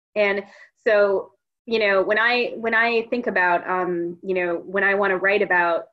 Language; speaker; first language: English; native; English